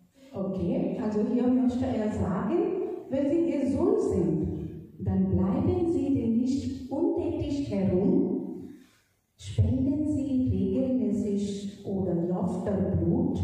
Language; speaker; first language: German; non-native, fluent; Marathi